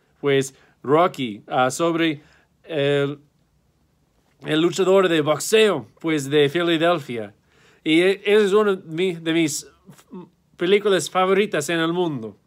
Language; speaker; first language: Spanish; non-native, fluent; English